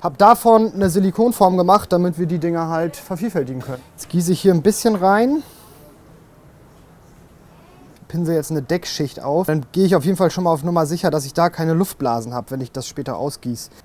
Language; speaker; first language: German; native; German